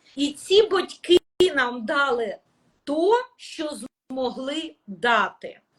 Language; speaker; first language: Ukrainian; non-native, local second language; Russian